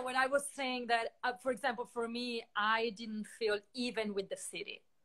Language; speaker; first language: English; non-native, fluent; Italian